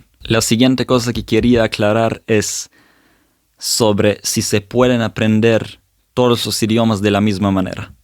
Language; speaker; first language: Spanish; non-native, fluent; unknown